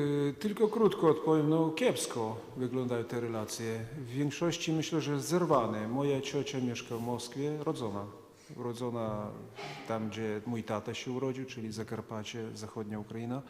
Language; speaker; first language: Polish; non-native, fluent; Ukrainian